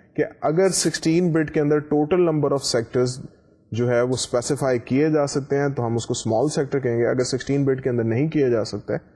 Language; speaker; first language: Urdu; native; Urdu